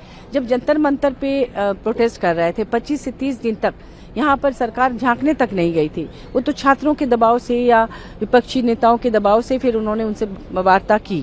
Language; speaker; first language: Hindi; native; Hindi